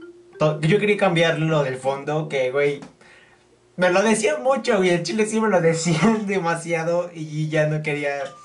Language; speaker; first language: Spanish; native; Spanish